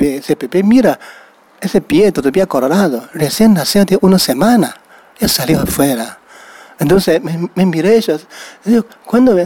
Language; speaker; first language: Spanish; non-native, learner; Chinese